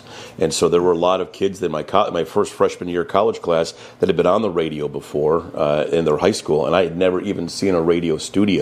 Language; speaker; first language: English; native; English